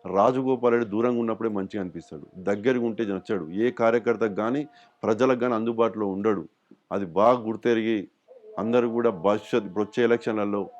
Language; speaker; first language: Telugu; native; Telugu